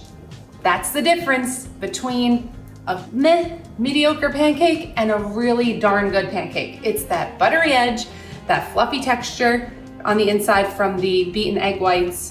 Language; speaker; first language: English; native; English